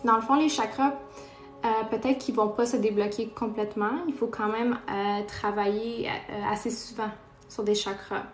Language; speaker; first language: French; non-native, local second language; Portuguese